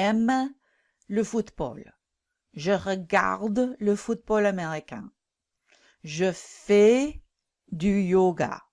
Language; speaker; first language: French; non-native, fluent; English